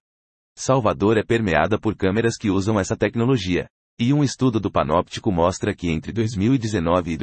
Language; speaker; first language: Portuguese; native; Portuguese